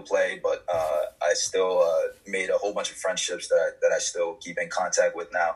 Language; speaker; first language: English; native; English